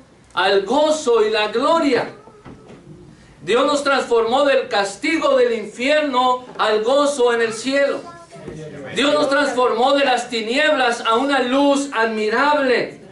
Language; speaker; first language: Spanish; native; Spanish